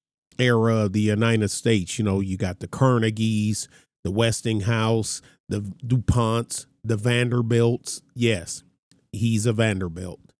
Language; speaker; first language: English; native; English